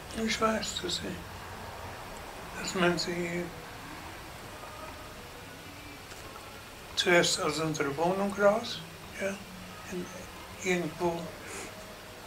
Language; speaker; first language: German; native; German